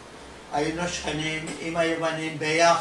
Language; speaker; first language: Hebrew; non-native, fluent; Ladino